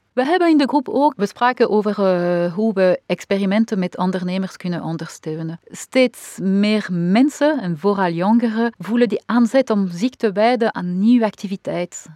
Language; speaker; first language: Dutch; non-native, local second language; French